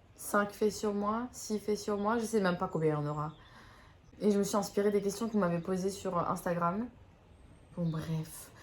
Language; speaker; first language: French; native; French